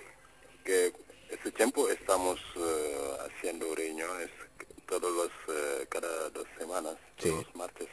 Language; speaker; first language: Spanish; non-native, fluent; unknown